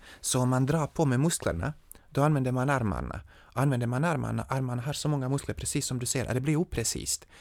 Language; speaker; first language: Swedish; non-native, fluent; Serbian